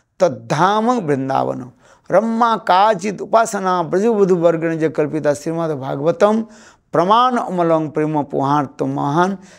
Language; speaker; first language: Hindi; non-native, local second language; Bangla